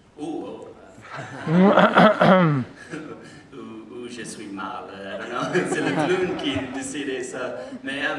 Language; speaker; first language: French; non-native, learner; English